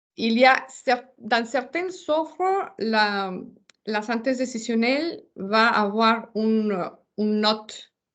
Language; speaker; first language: French; non-native, fluent; Spanish